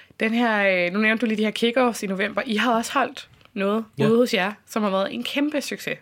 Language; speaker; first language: Danish; native; Danish